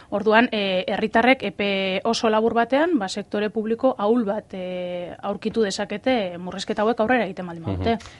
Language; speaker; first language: Basque; native; Basque